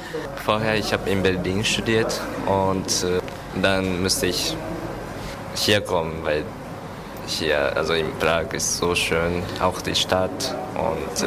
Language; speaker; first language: German; non-native, learner; Japanese